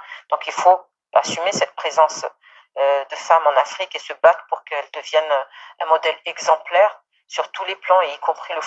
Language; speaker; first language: French; non-native, local second language; Comorian